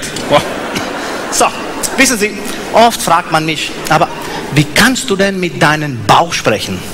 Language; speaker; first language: German; non-native, fluent; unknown